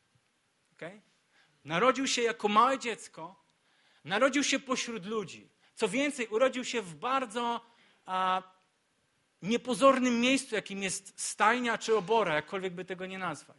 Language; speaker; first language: Polish; native; Polish